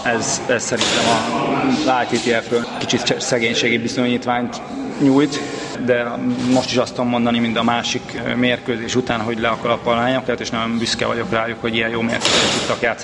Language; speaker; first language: Hungarian; native; Hungarian